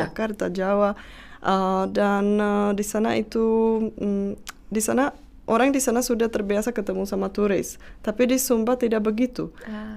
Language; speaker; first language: Indonesian; non-native, fluent; Czech